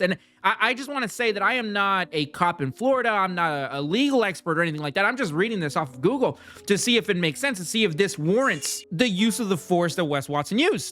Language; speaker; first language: English; native; English